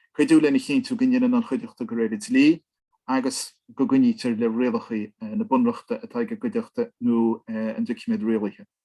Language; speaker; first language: Irish; native; Irish